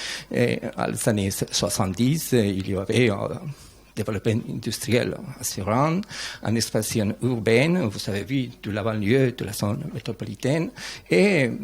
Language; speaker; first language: French; non-native, learner; Spanish